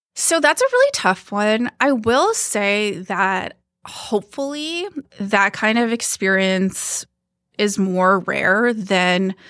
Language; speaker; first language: English; early bilingual, other home language; Hindi